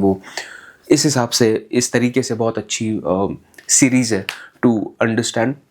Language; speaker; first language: Hindi; non-native, local second language; Marathi